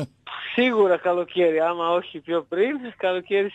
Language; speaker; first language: Greek; non-native, fluent; Serbian